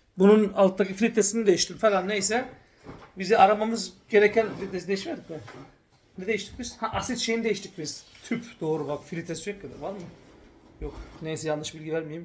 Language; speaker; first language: Turkish; early bilingual, heritage; Turkish